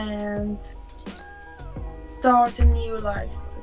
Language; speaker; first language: English; non-native, learner; Persian